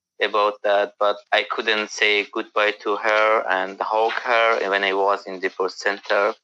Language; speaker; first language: English; non-native, learner; Persian